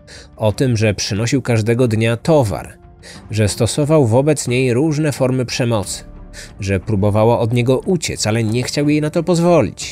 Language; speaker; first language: Polish; native; Polish